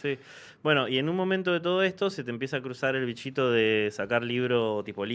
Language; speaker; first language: Spanish; native; Spanish